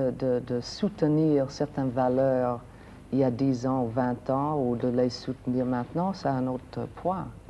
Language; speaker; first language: French; non-native, fluent; English